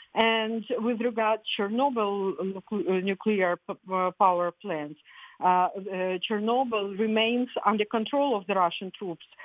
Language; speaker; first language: English; non-native, fluent; Ukrainian